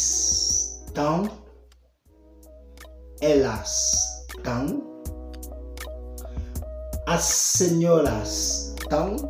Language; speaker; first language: Portuguese; non-native, fluent; Haitian Creole